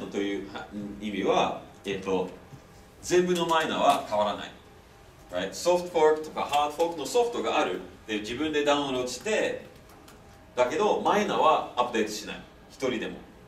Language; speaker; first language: Japanese; non-native, fluent; English